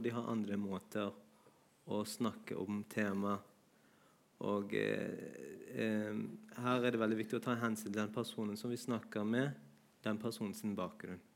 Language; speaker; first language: Norwegian; non-native, fluent; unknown